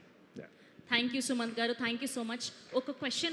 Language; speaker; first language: Telugu; native; Telugu